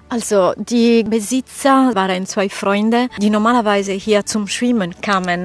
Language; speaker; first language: German; non-native, fluent; Italian